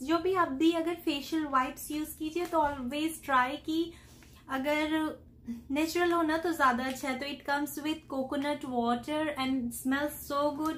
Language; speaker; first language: Hindi; native; Hindi